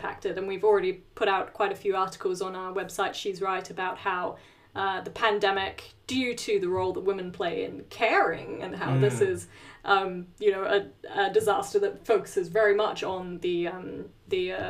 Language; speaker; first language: English; native; English